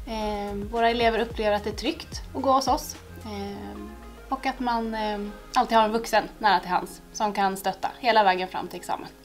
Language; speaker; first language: Swedish; native; Swedish